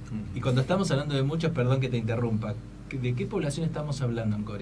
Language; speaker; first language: Spanish; native; Spanish